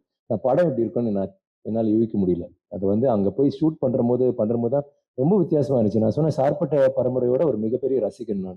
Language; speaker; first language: Tamil; native; Tamil